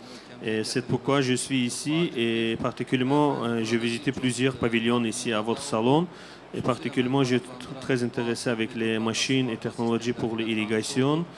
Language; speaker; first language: French; non-native, learner; Azerbaijani